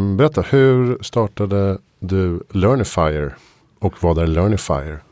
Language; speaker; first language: Swedish; native; Swedish